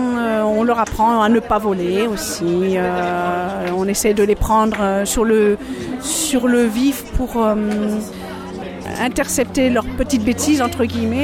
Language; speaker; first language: French; native; French